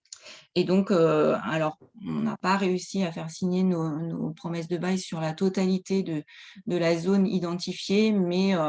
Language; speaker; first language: French; native; French